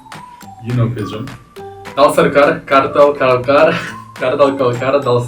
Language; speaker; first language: Turkish; non-native, fluent; Macedonian